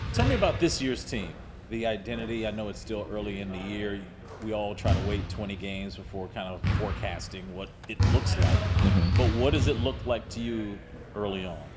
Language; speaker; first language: English; native; English